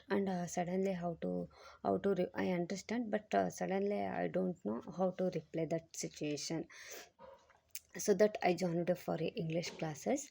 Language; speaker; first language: English; non-native, learner; Kannada